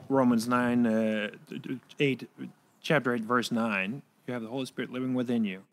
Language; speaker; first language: English; non-native, fluent; Danish